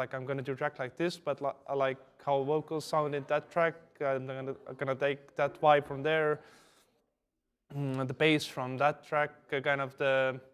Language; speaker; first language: English; non-native, fluent; Estonian